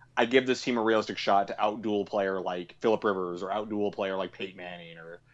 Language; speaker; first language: English; native; English